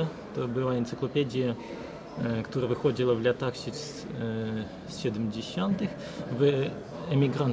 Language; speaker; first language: Polish; non-native, learner; Ukrainian